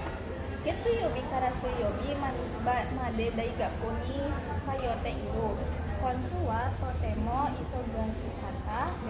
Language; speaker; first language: Japanese; non-native, learner; Indonesian